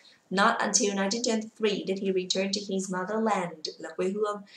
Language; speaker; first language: English; non-native, fluent; Vietnamese